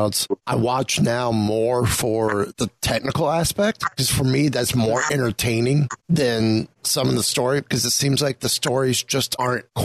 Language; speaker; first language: English; native; English